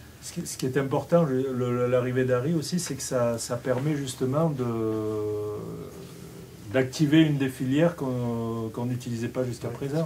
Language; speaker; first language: French; native; French